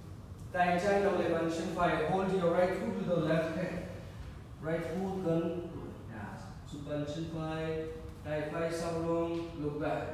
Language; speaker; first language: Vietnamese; non-native, learner; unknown